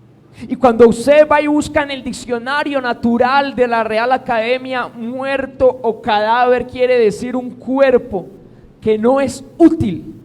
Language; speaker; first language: Spanish; native; Spanish